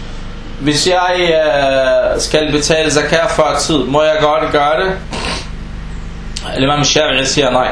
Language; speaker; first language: Danish; early bilingual, other home language; Arabic